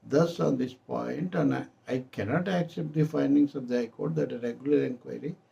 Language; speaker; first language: English; non-native, local second language; Telugu